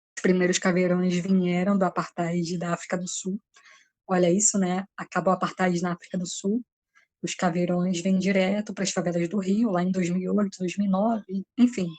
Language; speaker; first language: Portuguese; native; Portuguese